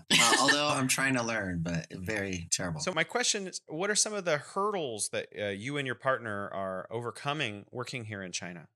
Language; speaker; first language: English; native; English